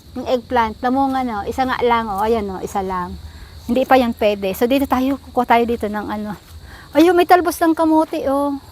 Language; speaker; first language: Filipino; non-native, local second language; Bikol